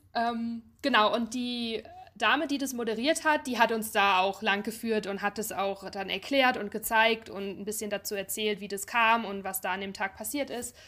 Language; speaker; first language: German; native; German